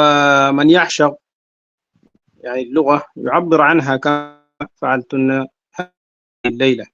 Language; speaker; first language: Arabic; non-native, fluent; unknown